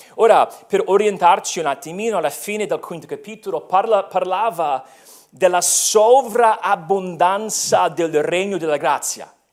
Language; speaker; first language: Italian; non-native, fluent; English